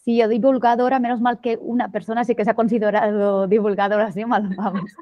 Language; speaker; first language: Spanish; non-native, local second language; Catalan